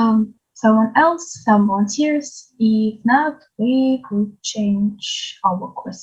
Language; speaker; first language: English; non-native, learner; Ukrainian